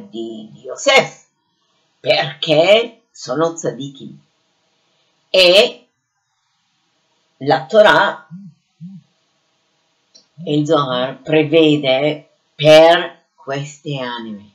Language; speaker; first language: Italian; non-native, fluent; English